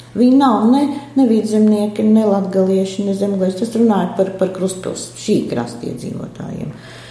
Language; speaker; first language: Latvian; native; Latvian